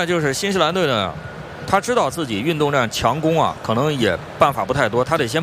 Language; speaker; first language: Chinese; native; Chinese